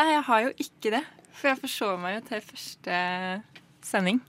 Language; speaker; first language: Norwegian; native; Norwegian